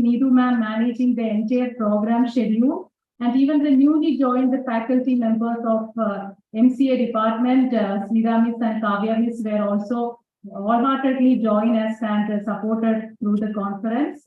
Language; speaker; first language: English; non-native, local second language; Malayalam